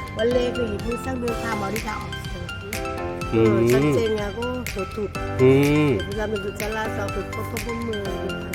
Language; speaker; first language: Korean; non-native, learner; Thai